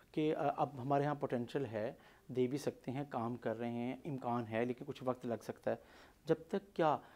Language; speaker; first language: Urdu; non-native, local second language; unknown